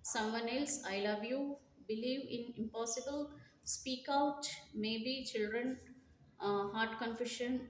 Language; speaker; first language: English; non-native, local second language; Telugu